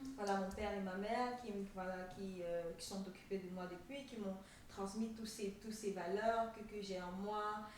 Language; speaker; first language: French; non-native, local second language; Ghomala